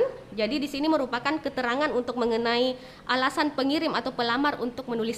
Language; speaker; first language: Indonesian; native; Indonesian